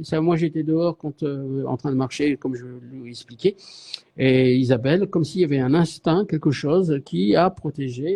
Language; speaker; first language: French; native; French